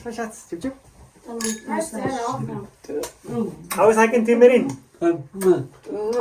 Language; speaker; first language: German; non-native, learner; Thai